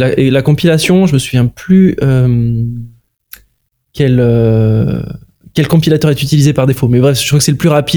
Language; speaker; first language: French; native; French